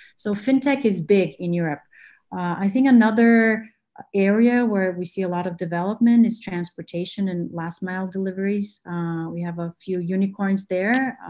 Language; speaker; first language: English; non-native, fluent; Bulgarian